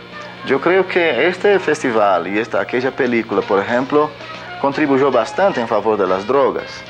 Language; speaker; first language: Spanish; non-native, fluent; Portuguese